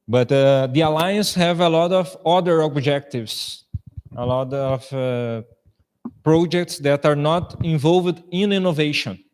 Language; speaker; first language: English; non-native, fluent; Portuguese